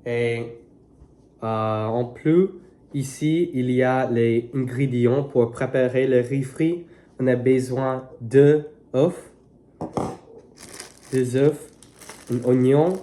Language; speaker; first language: French; non-native, learner; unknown